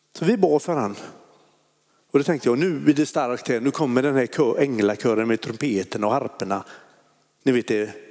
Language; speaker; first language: Swedish; native; Swedish